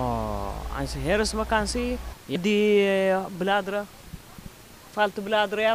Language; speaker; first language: Dutch; non-native, learner; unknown